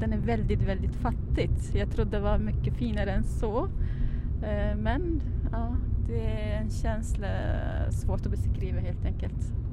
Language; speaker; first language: Swedish; non-native, fluent; Arabic